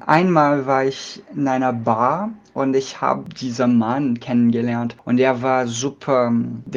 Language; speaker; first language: German; non-native, learner; Portuguese